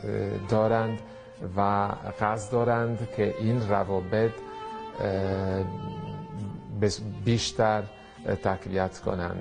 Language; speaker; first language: Persian; non-native, fluent; Italian